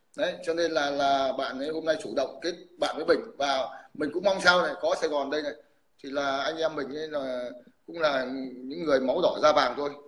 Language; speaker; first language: Vietnamese; native; Vietnamese